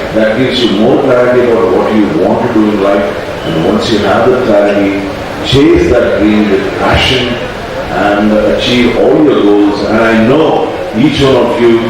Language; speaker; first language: English; non-native, local second language; Kannada